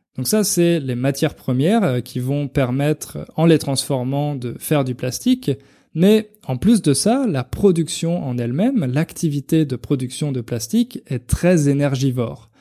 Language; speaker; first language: French; native; French